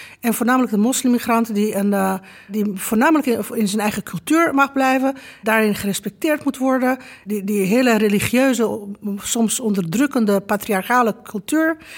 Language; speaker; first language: Dutch; non-native, fluent; Romanian